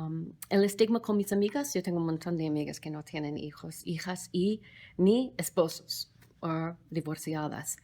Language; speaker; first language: Spanish; non-native, fluent; English